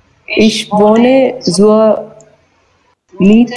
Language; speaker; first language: German; non-native, learner; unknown